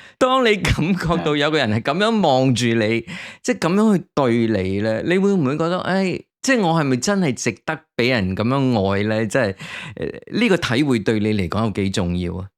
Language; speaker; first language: Cantonese; native; Cantonese